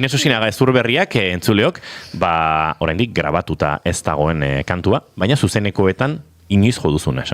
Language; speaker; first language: Basque; native; Basque